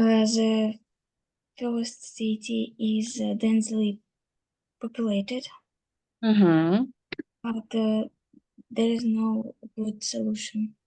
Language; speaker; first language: English; non-native, learner; Russian